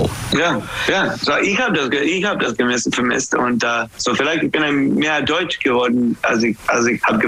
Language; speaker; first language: German; non-native, fluent; English